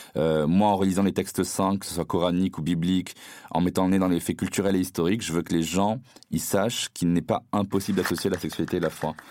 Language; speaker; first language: French; non-native, local second language; Arabic